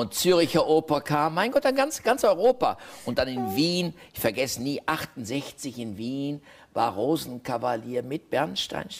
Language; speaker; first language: German; native; German